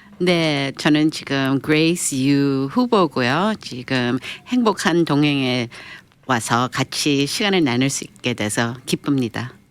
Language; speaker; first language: Korean; early bilingual, heritage; Korean